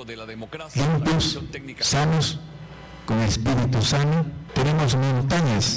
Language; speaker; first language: Spanish; non-native, local second language; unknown